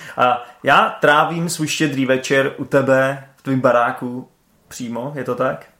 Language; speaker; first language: Czech; native; Czech